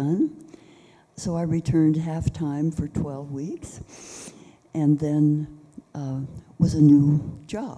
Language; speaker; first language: English; native; English